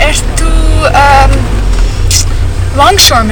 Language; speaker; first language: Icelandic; non-native, learner; English